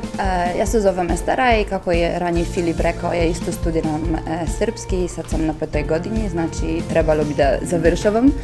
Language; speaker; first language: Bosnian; non-native, fluent; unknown